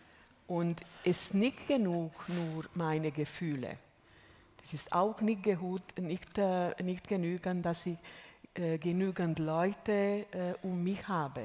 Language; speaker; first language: German; non-native, fluent; Hungarian